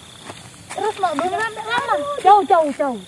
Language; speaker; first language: Indonesian; native; Indonesian